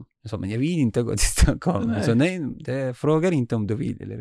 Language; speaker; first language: Swedish; non-native, learner; Arabic